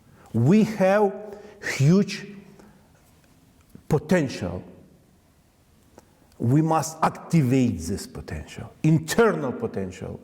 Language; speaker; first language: English; non-native, learner; Ukrainian